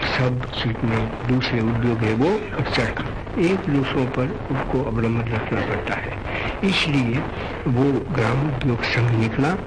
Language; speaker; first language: Hindi; non-native, local second language; Gujarati